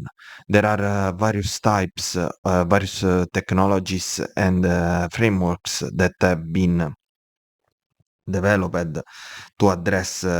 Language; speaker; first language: English; non-native, fluent; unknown